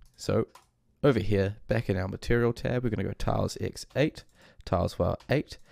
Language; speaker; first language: English; native; English